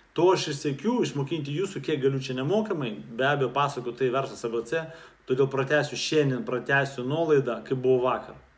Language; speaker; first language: Lithuanian; non-native, local second language; Russian